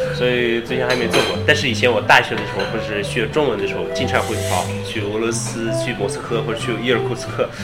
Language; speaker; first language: Chinese; early bilingual, other home language; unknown